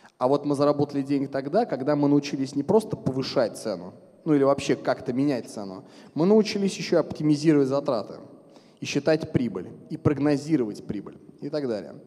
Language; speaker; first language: Russian; native; Russian